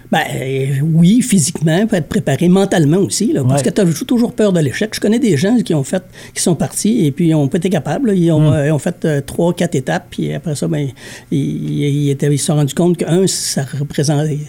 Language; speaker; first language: French; native; French